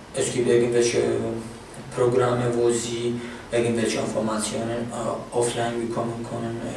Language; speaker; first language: German; non-native, fluent; Kurdish